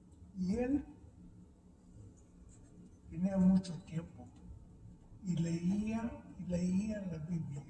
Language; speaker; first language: Spanish; early bilingual, heritage; Spanish